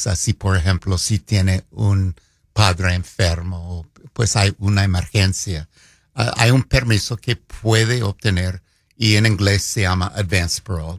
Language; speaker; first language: Spanish; non-native, fluent; English